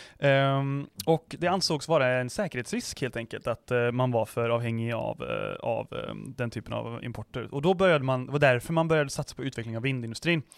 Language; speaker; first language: Swedish; native; Swedish